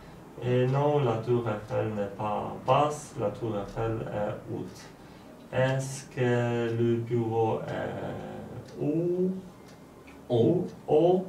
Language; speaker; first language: French; non-native, learner; Polish